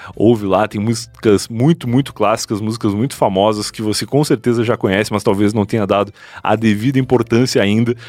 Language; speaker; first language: Portuguese; native; Portuguese